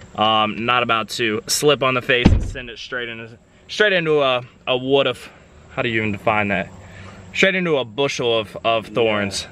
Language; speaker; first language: English; native; English